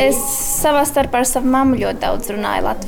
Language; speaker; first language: Latvian; early bilingual, heritage; Latvian